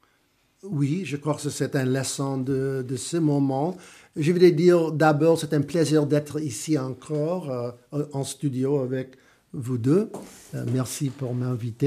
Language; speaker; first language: French; non-native, fluent; English